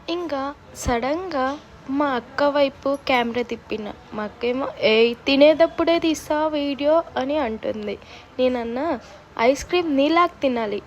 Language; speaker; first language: Telugu; non-native, local second language; Lambadi